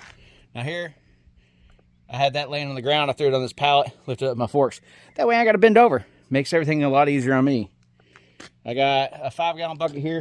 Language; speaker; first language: English; native; English